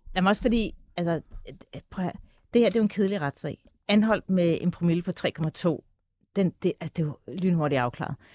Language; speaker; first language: Danish; native; Danish